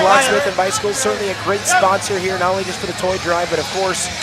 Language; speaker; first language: English; native; English